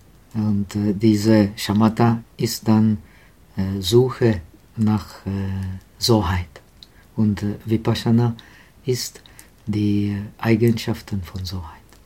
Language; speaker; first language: German; non-native, fluent; Czech